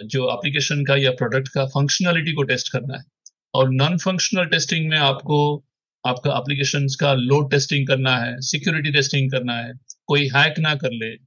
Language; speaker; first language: Hindi; non-native, local second language; Odia